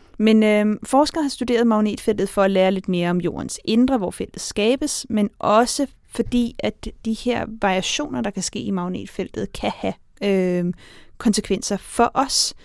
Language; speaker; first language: Danish; native; Danish